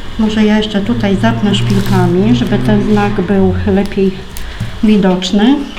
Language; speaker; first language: Polish; native; Polish